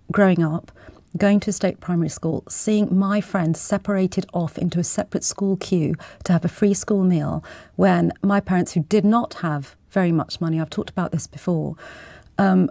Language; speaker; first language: English; native; English